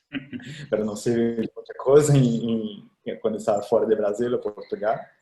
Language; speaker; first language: Spanish; non-native, fluent; Portuguese